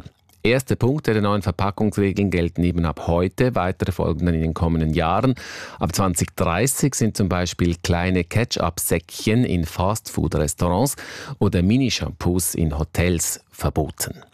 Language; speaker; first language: German; native; German